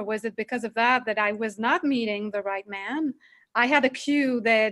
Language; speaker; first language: English; non-native, fluent; French